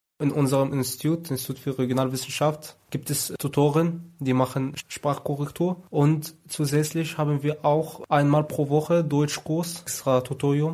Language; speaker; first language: German; non-native, fluent; Arabic